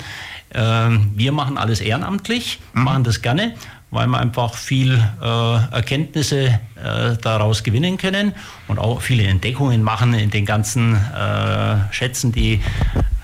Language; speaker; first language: German; native; German